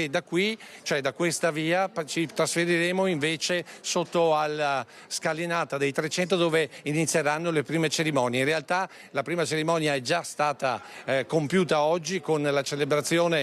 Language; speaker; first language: Italian; native; Italian